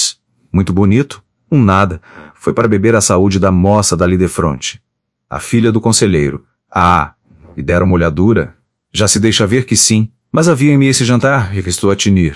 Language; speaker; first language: Portuguese; native; Portuguese